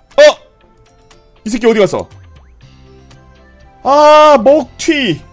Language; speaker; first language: Korean; native; Korean